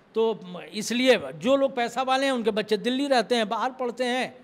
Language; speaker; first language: Hindi; native; Hindi